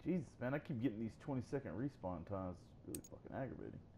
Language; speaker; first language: English; native; English